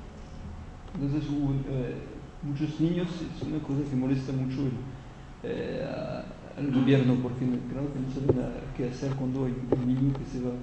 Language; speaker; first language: Spanish; non-native, fluent; French